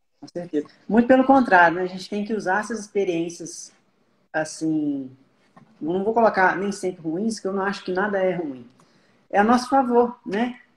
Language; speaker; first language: Portuguese; native; Portuguese